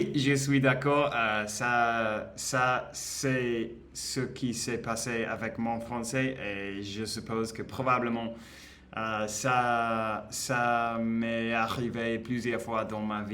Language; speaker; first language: French; non-native, learner; English